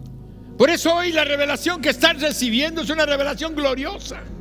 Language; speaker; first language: Spanish; native; Spanish